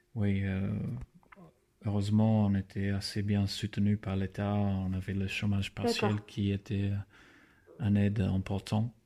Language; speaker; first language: French; non-native, fluent; English